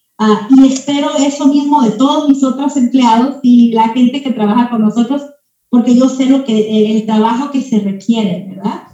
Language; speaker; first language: Spanish; early bilingual, heritage; Spanish